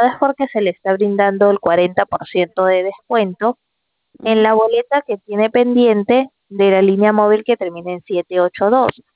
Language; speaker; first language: Spanish; native; Spanish